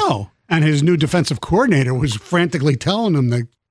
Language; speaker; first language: English; native; English